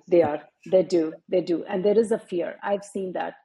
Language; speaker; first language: English; non-native, local second language; Hindi